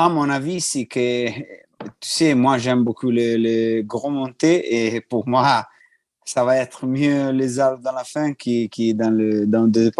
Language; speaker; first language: French; non-native, learner; Italian